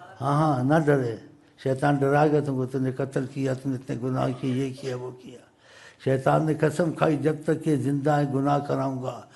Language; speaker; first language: Urdu; non-native, local second language; Saraiki